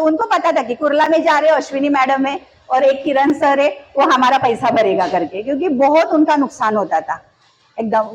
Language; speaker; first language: Hindi; non-native, local second language; Marathi